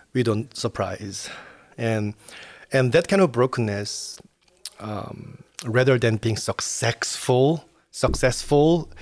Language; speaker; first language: English; non-native, fluent; Korean